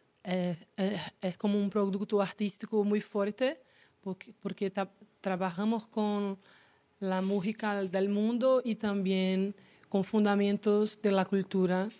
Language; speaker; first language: Spanish; non-native, learner; Portuguese